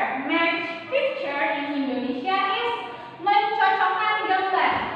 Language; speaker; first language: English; non-native, learner; Indonesian